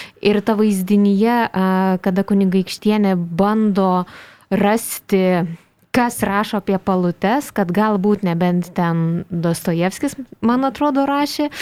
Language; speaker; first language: Lithuanian; native; Lithuanian